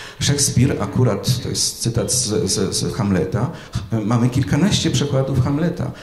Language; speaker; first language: Polish; native; Polish